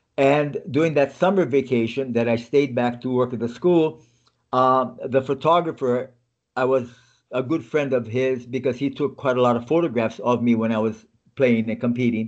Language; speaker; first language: English; native; English